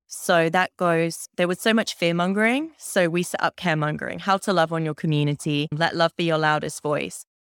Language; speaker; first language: English; native; English